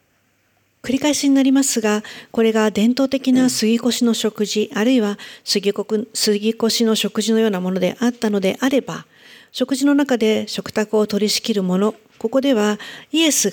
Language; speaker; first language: Japanese; native; Japanese